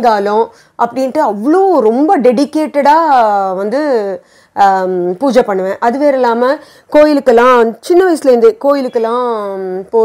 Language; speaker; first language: Tamil; native; Tamil